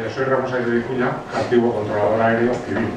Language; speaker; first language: Spanish; native; Spanish